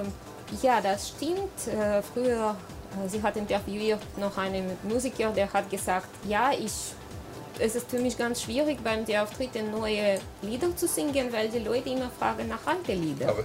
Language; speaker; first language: German; non-native, learner; Russian